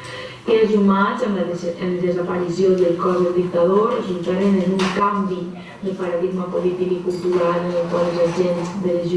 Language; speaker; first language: Catalan; native; Catalan